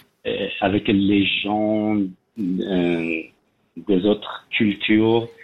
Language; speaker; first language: French; non-native, learner; Persian